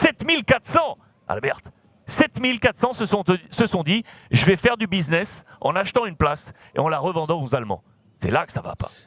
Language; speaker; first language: French; native; French